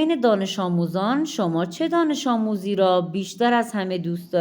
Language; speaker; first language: Persian; non-native, fluent; Urdu